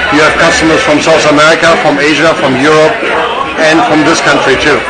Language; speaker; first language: English; non-native, fluent; German